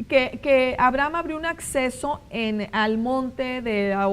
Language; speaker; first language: Spanish; native; Spanish